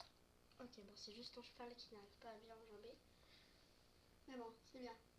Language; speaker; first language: French; native; French